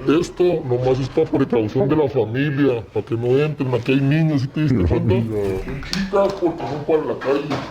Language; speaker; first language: Spanish; native; Spanish